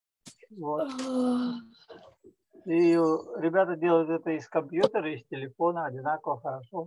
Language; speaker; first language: Russian; native; Russian